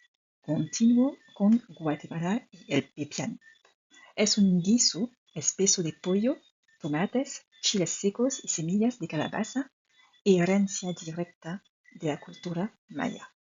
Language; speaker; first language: Spanish; non-native, fluent; French